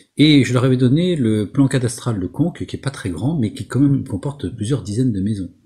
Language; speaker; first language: French; native; French